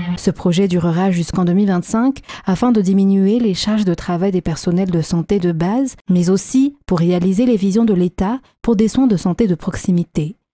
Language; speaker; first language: French; non-native, local second language; Malagasy